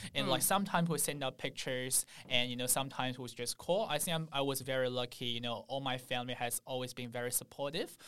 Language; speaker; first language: English; non-native, fluent; Chinese